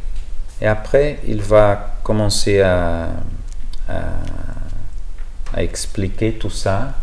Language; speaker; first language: French; non-native, learner; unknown